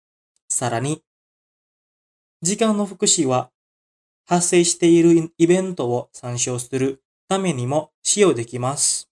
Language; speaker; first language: Japanese; non-native, fluent; Indonesian